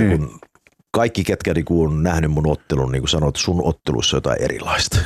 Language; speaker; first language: Finnish; early bilingual, heritage; Finnish